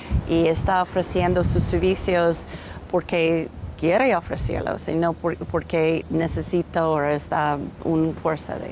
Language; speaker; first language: Spanish; non-native, learner; English